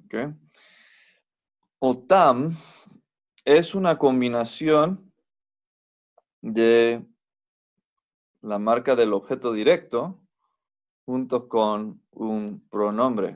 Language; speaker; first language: Spanish; non-native, fluent; English